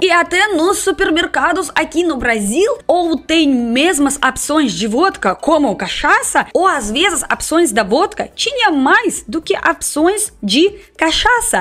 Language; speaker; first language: Portuguese; non-native, fluent; Russian